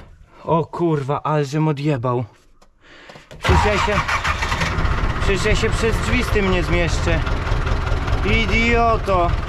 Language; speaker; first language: Polish; native; Polish